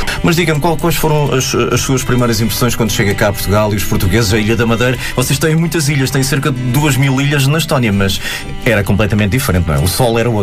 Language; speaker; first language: Portuguese; native; Portuguese